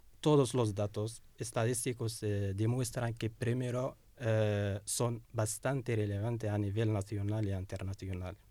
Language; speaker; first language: Spanish; non-native, learner; Russian